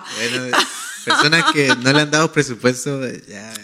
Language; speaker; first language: Spanish; native; Spanish